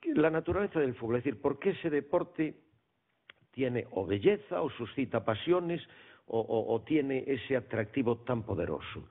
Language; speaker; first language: Spanish; native; Spanish